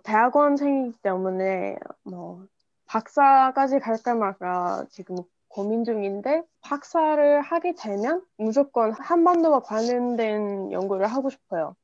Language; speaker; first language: Korean; non-native, fluent; English